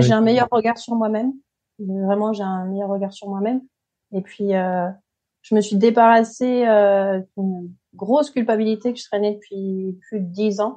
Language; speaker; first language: French; native; French